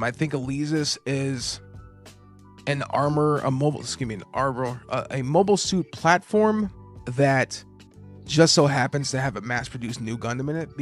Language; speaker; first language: English; native; English